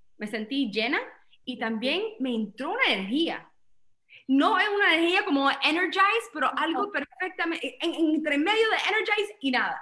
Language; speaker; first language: Spanish; early bilingual, heritage; Spanish